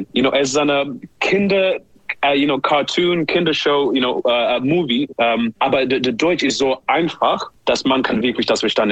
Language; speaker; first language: German; non-native, learner; English